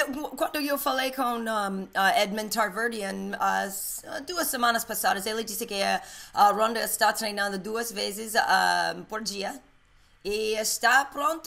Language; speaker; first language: Portuguese; non-native, learner; English